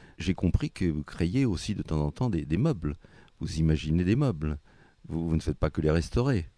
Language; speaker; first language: French; native; French